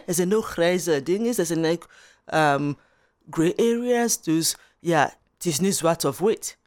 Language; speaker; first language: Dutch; non-native, fluent; Igbo